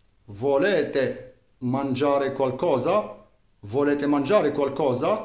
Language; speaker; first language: Italian; non-native, fluent; Arabic